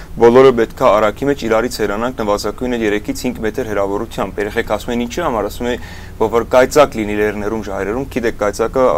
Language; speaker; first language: Armenian; early bilingual, heritage; Armenian